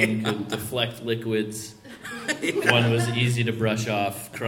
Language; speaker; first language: English; native; English